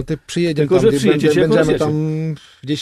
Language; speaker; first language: Polish; non-native, learner; Russian